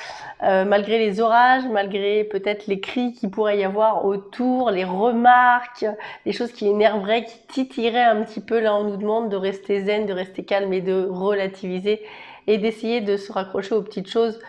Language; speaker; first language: French; native; French